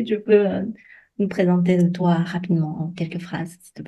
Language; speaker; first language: French; non-native, fluent; Chinese